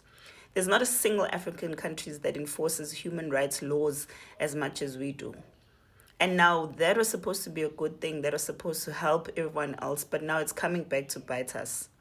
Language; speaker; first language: English; non-native, local second language; Zulu